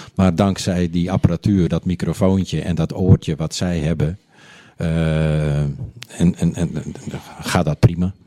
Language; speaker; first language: Dutch; native; Dutch